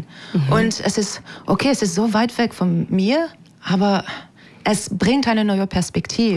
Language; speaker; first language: German; non-native, fluent; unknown